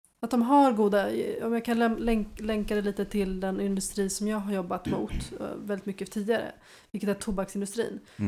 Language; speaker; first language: Swedish; native; Swedish